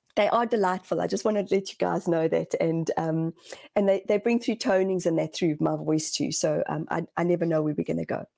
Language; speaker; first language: English; native; English